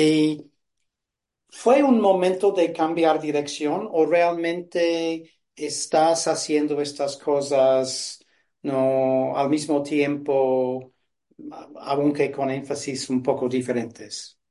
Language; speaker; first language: Spanish; non-native, fluent; English